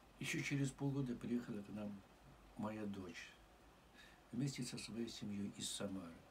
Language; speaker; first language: Russian; native; Russian